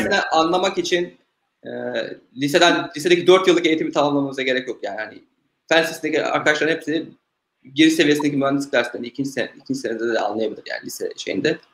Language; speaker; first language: Turkish; native; Turkish